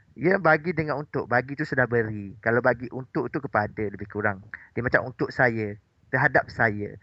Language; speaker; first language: Malay; native; Malay